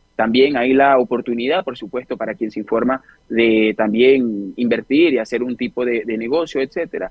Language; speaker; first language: Spanish; native; Spanish